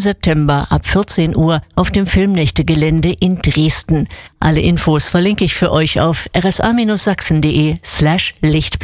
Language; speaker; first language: German; native; German